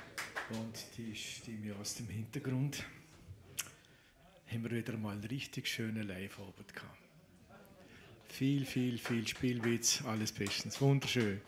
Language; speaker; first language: German; native; German